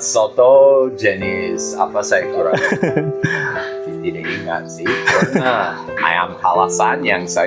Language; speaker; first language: Indonesian; non-native, fluent; English